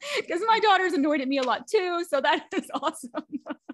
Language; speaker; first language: English; native; English